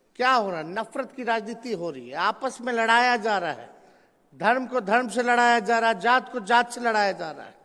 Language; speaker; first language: Hindi; native; Hindi